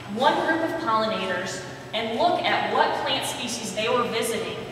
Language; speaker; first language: English; native; English